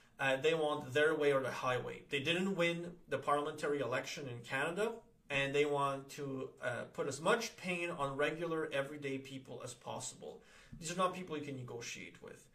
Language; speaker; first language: English; early bilingual, other home language; Polish